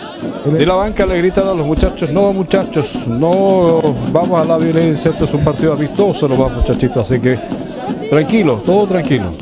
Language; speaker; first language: Spanish; native; Spanish